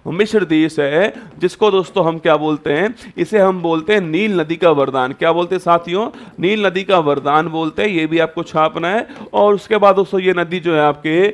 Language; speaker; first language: Hindi; native; Hindi